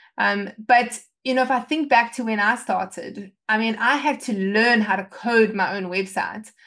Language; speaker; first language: English; native; English